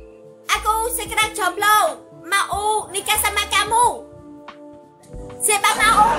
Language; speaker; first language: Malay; non-native, learner; Vietnamese